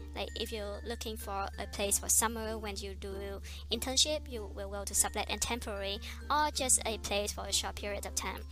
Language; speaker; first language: English; non-native, fluent; Vietnamese